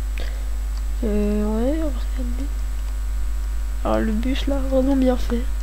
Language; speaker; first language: French; native; French